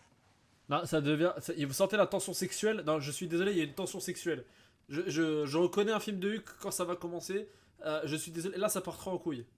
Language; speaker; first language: French; native; French